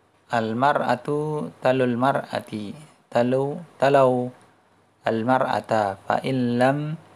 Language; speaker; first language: Arabic; non-native, fluent; Indonesian